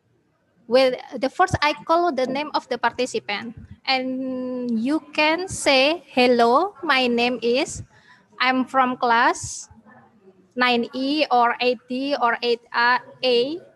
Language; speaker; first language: English; non-native, learner; Indonesian